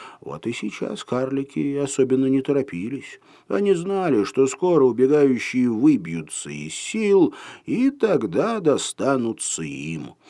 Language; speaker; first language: Russian; native; Russian